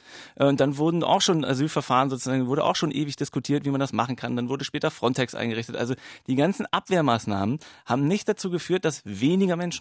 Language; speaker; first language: German; native; German